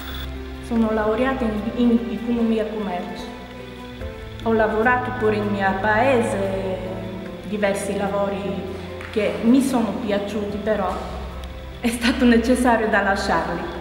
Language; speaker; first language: Italian; non-native, learner; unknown